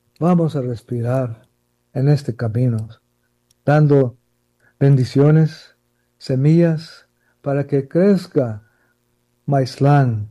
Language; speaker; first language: Spanish; early bilingual, heritage; Spanish